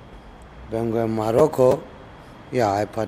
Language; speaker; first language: Spanish; non-native, learner; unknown